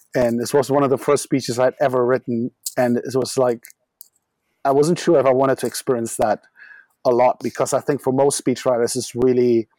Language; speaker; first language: English; non-native, fluent; German